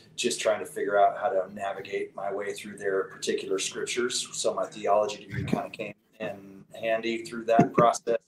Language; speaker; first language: English; native; English